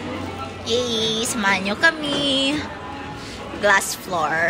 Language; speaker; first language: Japanese; early bilingual, other home language; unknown